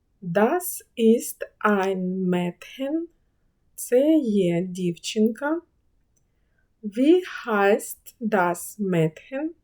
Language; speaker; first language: German; non-native, fluent; Ukrainian